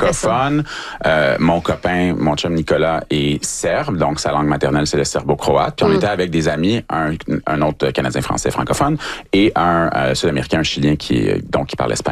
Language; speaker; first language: French; native; French